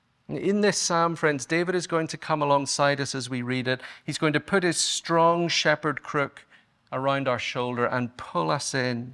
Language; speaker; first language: English; native; English